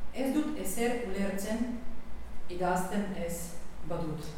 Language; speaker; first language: Basque; non-native, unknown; Slovenian